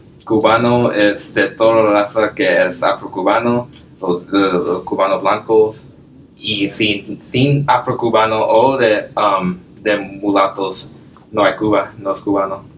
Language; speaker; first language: Spanish; non-native, learner; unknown